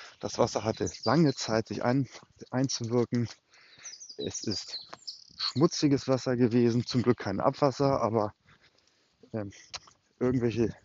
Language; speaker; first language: German; native; German